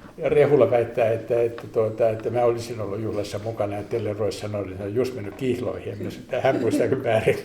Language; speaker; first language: Finnish; native; Finnish